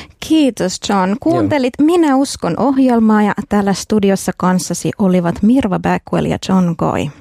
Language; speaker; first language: Finnish; native; Finnish